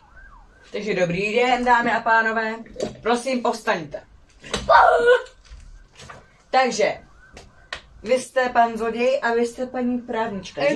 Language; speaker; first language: Czech; native; Czech